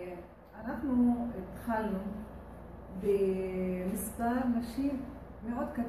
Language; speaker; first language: Hebrew; non-native, local second language; Arabic